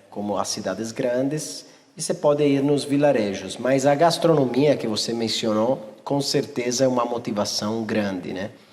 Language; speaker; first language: Portuguese; non-native, fluent; Italian